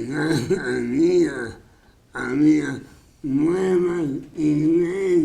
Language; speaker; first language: Spanish; non-native, fluent; English